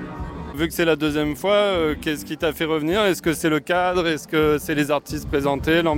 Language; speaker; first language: French; native; French